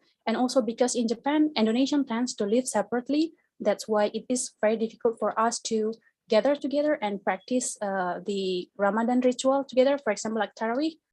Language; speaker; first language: English; non-native, fluent; Indonesian